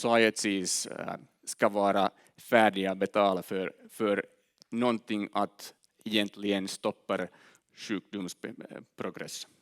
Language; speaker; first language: Swedish; non-native, learner; Finnish